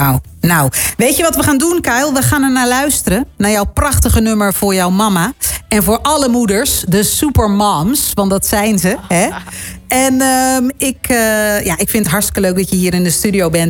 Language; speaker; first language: Dutch; native; Dutch